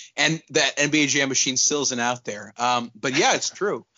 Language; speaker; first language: English; non-native, local second language; Urdu